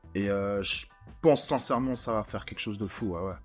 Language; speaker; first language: French; native; French